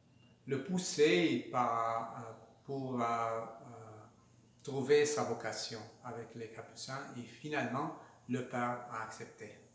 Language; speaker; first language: French; non-native, learner; Spanish